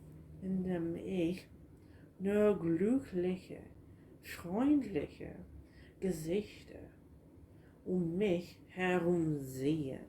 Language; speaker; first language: German; non-native, learner; English